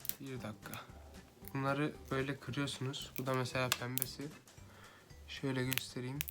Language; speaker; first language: Turkish; native; Turkish